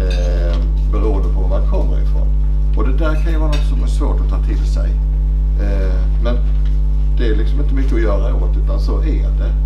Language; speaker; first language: Swedish; native; Swedish